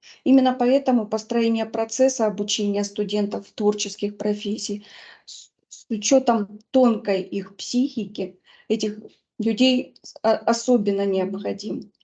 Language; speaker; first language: Russian; native; Russian